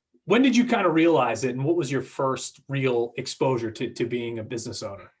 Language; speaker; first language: English; native; English